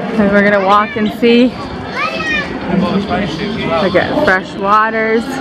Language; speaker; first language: English; early bilingual, heritage; English